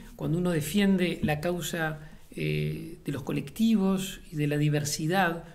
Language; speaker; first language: Spanish; native; Spanish